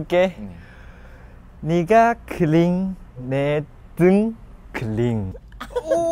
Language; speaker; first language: Korean; non-native, learner; Chinese